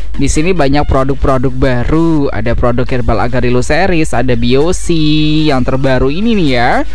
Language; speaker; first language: Indonesian; native; Indonesian